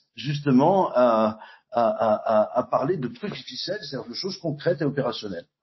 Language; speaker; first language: French; native; French